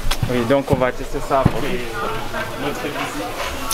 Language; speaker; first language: French; non-native, fluent; Luo (Kenya and Tanzania)